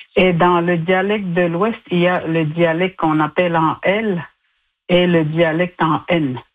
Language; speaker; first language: French; non-native, local second language; Innu-aimun